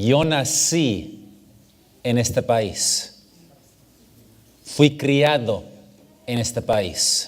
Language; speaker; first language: Spanish; early bilingual, heritage; English